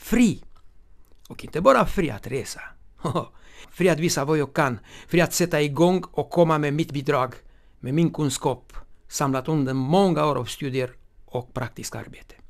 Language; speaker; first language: Swedish; non-native, fluent; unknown